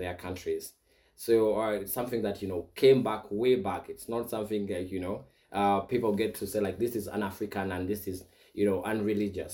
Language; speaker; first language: English; non-native, local second language; Ganda